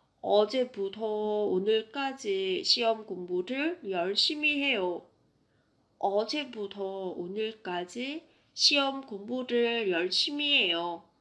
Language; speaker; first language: Korean; non-native, fluent; Vietnamese